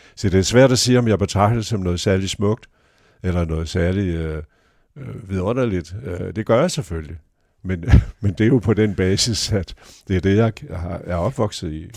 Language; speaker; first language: Danish; native; Danish